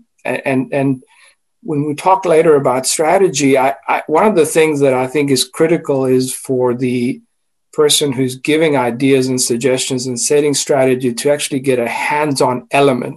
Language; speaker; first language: English; non-native, fluent; Greek